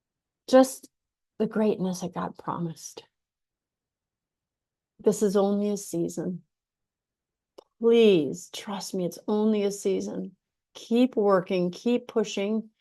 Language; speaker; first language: English; native; English